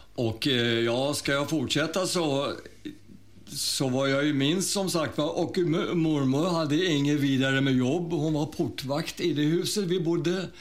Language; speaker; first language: Swedish; early bilingual, other home language; German